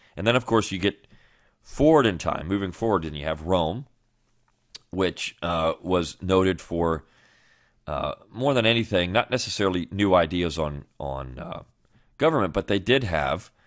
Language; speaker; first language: English; native; English